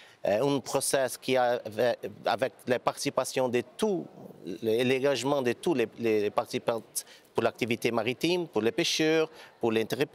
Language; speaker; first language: French; non-native, fluent; Portuguese